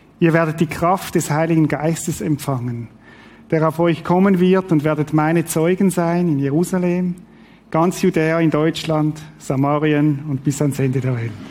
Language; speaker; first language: German; native; German